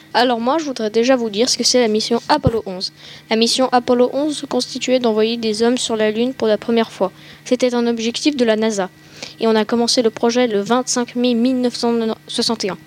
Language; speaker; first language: French; native; French